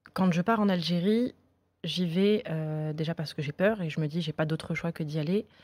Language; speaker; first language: French; native; French